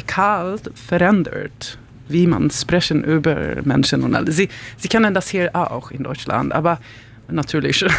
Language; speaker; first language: German; non-native, learner; Swedish